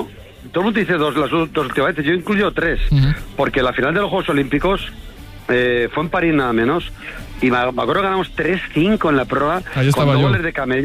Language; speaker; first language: Spanish; native; Spanish